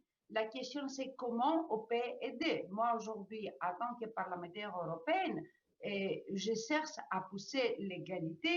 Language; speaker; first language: French; non-native, fluent; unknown